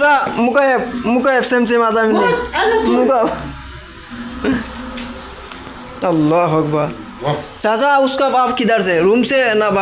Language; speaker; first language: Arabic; non-native, learner; Bangla